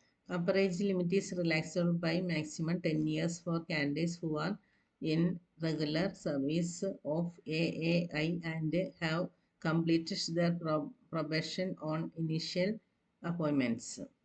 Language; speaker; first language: English; non-native, local second language; Malayalam